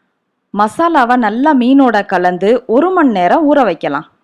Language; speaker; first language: Tamil; native; Tamil